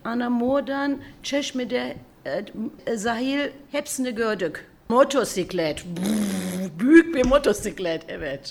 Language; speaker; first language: Turkish; early bilingual, heritage; German